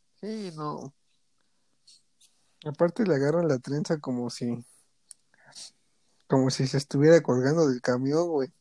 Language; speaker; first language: Spanish; native; Spanish